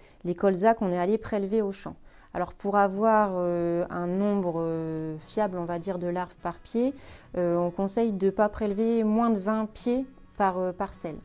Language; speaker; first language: French; native; French